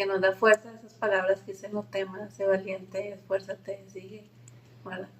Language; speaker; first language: Spanish; native; Spanish